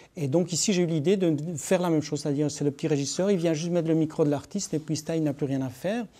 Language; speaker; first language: French; early bilingual, other home language; Spanish